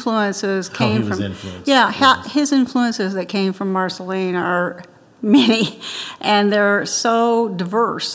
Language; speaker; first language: English; native; English